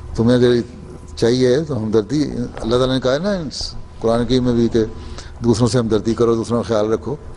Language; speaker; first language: Urdu; native; Urdu